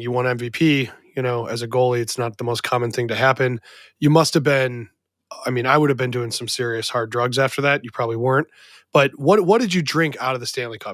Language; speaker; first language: English; native; English